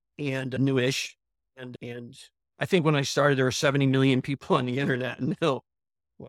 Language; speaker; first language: English; native; English